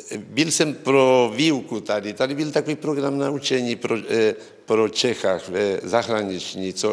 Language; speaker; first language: Czech; early bilingual, heritage; Czech